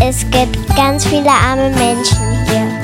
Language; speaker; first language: German; early bilingual, heritage; German